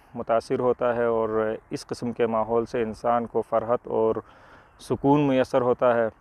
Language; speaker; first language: Urdu; native; Urdu